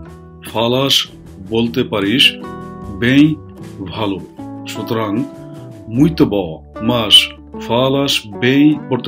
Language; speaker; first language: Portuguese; non-native, fluent; Bangla